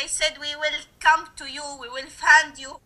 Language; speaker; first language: English; non-native, learner; Arabic